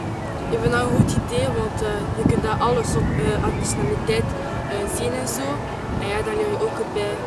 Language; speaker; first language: Dutch; early bilingual, other home language; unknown